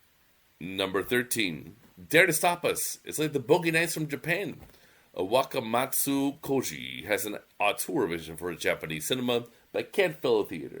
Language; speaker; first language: English; native; English